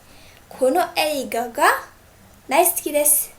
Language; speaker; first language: Japanese; non-native, fluent; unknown